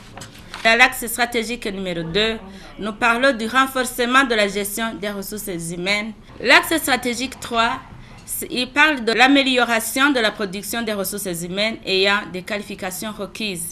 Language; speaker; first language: French; non-native, local second language; Rundi